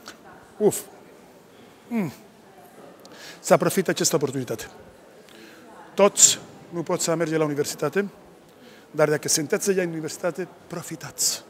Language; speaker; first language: Romanian; non-native, learner; Spanish